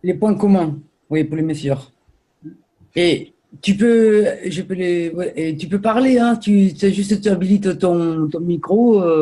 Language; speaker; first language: French; native; French